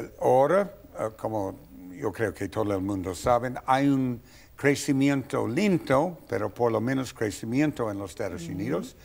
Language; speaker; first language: Spanish; non-native, fluent; English